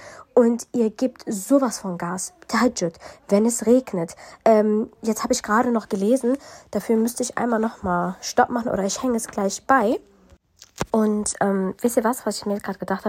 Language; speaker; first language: German; early bilingual, other home language; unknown